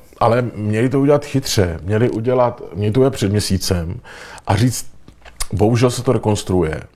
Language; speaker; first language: Czech; native; Czech